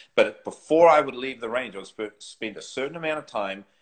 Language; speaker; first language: English; native; English